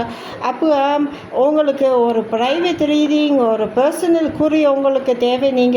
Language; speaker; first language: Tamil; non-native, learner; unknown